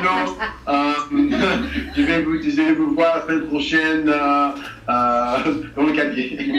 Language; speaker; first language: French; non-native, fluent; English